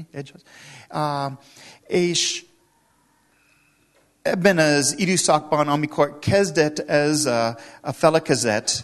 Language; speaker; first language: Hungarian; non-native, learner; English